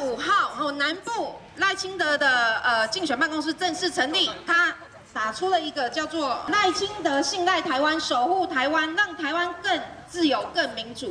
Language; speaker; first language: Chinese; native; Chinese